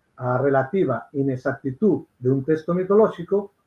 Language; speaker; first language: Spanish; non-native, local second language; Galician